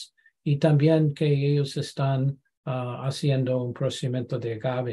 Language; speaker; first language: Spanish; non-native, learner; English